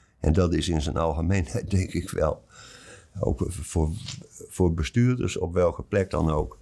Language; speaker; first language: Dutch; native; Dutch